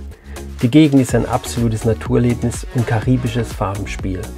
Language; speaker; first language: German; native; German